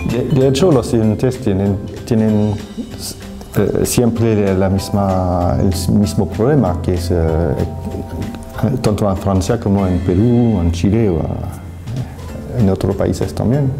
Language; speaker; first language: Spanish; non-native, fluent; French